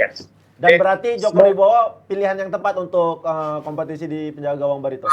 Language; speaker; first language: Indonesian; native; Indonesian